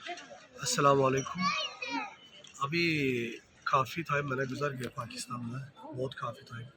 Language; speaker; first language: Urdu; non-native, learner; Turkish